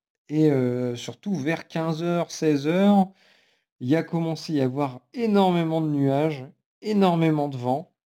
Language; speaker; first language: French; native; French